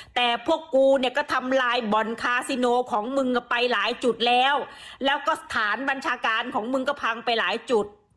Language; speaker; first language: Thai; native; Thai